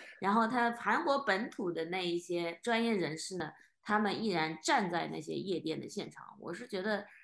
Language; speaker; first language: Chinese; native; Chinese